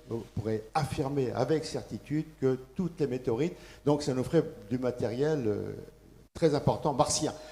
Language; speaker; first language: French; native; French